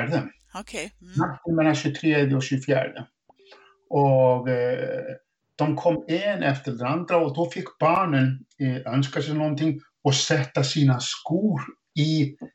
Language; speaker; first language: Swedish; non-native, fluent; Icelandic